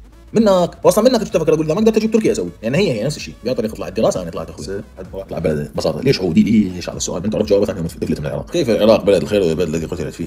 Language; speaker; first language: Arabic; native; Arabic